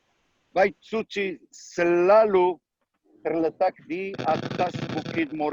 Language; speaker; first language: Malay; non-native, learner; Hebrew